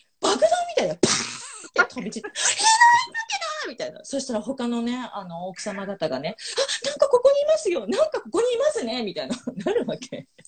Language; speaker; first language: Japanese; native; Japanese